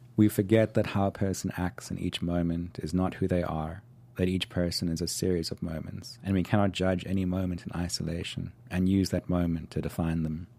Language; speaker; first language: English; native; English